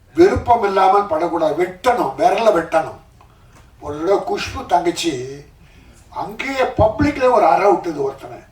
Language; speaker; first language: Tamil; native; Tamil